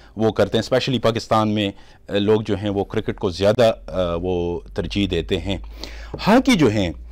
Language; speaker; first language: Urdu; native; Urdu